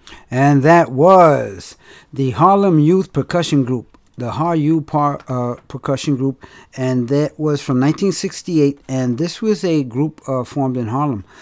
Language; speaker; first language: English; native; English